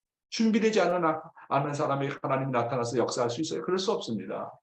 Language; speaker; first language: Korean; native; Korean